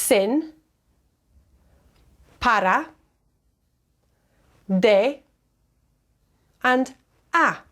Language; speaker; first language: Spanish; non-native, fluent; English